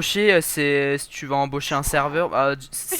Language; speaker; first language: French; native; French